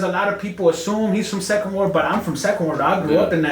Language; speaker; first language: English; native; English